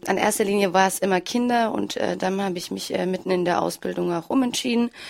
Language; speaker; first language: German; early bilingual, other home language; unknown